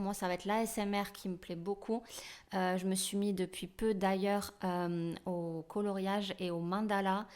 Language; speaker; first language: French; native; French